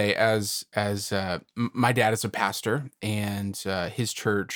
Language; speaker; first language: English; native; English